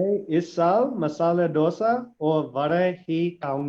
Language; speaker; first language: Hindi; non-native, learner; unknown